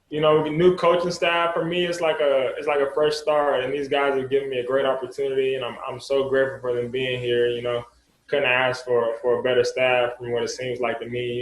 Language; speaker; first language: English; native; English